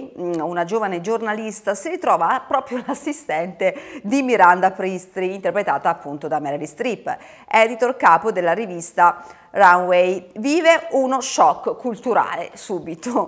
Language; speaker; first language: Italian; native; Italian